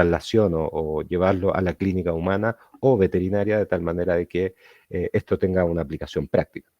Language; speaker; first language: Spanish; native; Spanish